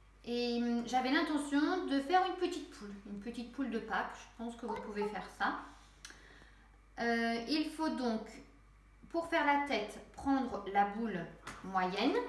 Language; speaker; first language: French; native; French